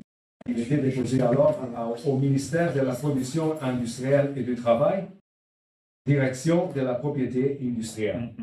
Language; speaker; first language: French; non-native, learner; Italian